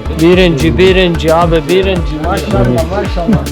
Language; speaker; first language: Turkish; non-native, learner; Kurdish